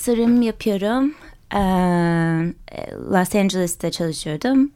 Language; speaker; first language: Turkish; early bilingual, heritage; English